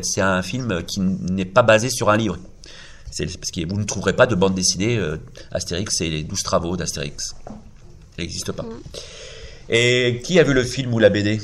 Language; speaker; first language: French; native; French